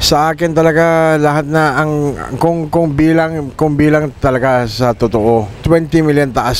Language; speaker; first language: Filipino; non-native, learner; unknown